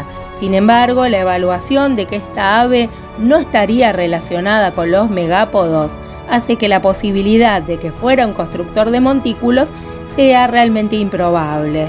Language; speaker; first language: Spanish; native; Spanish